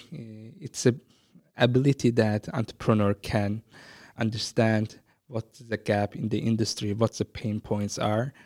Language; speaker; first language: English; non-native, fluent; Azerbaijani